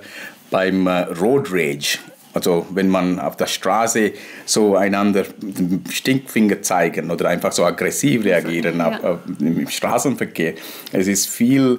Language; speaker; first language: German; non-native, fluent; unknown